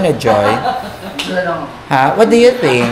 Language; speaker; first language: English; non-native, local second language; Filipino